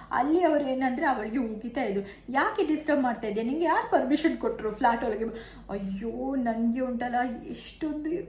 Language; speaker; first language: Kannada; non-native, local second language; Tulu